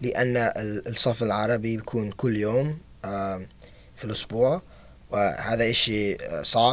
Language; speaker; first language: Arabic; non-native, learner; English